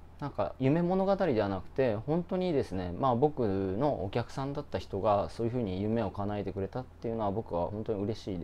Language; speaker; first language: Japanese; native; Japanese